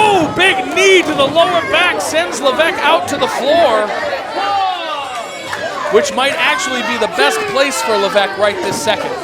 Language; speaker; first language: English; native; English